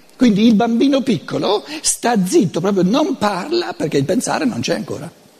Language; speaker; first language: Italian; non-native, local second language; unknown